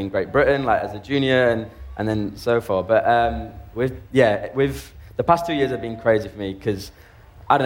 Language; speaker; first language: English; native; English